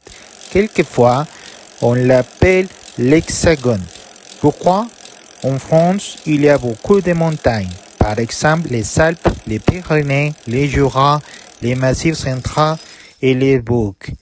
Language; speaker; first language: French; non-native, learner; Spanish